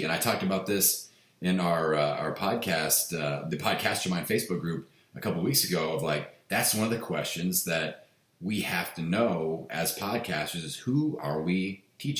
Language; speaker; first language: English; native; English